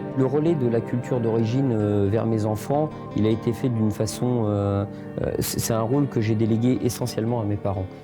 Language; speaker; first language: French; early bilingual, other home language; Portuguese